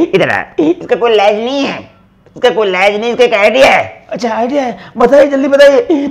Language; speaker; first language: Hindi; native; Hindi